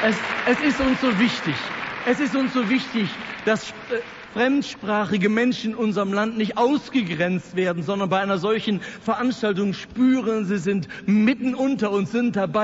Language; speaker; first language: German; native; German